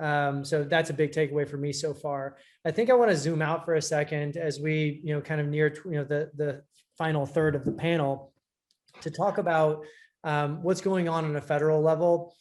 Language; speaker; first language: English; native; English